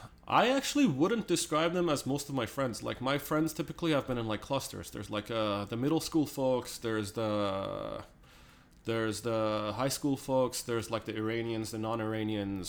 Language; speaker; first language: English; native; English